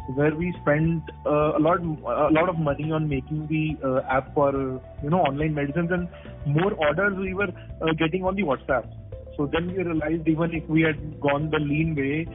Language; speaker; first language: English; non-native, local second language; Punjabi